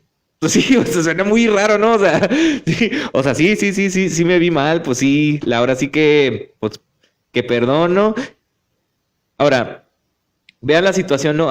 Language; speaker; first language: Spanish; native; Spanish